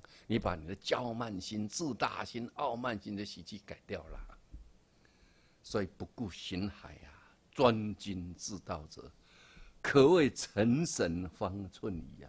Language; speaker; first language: Chinese; native; Chinese